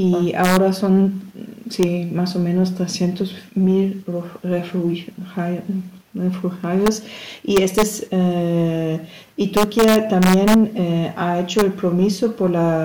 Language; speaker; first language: Spanish; non-native, fluent; German